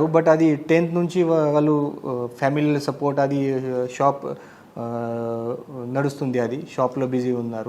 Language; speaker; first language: Telugu; non-native, fluent; Marathi